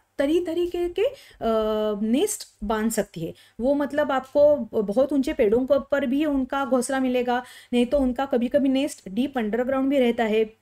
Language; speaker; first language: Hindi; non-native, local second language; Marathi